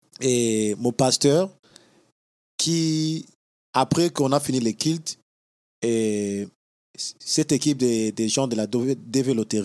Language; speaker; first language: French; non-native, local second language; Lingala